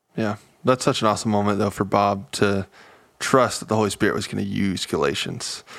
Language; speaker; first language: English; native; English